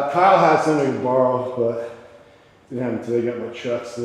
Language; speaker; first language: English; native; English